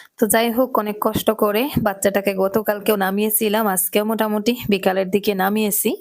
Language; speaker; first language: Bangla; native; Bangla